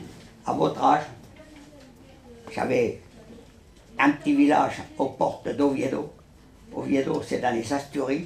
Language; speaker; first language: French; early bilingual, other home language; Spanish